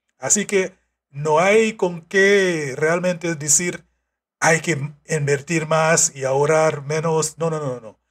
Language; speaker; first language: Spanish; non-native, fluent; English